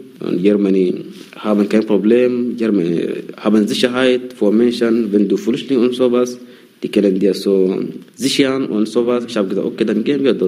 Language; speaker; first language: German; non-native, learner; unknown